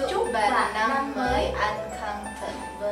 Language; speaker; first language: Vietnamese; non-native, learner; Indonesian